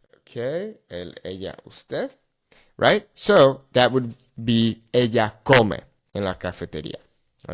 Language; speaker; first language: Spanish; non-native, fluent; English